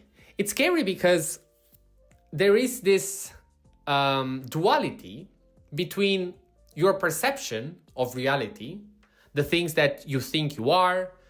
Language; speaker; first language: English; non-native, fluent; Italian